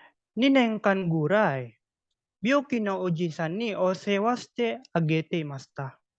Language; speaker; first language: Japanese; non-native, learner; Indonesian